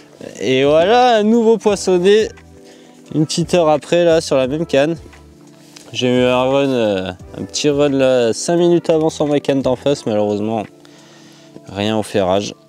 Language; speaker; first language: French; native; French